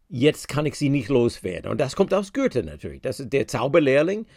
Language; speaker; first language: German; non-native, fluent; English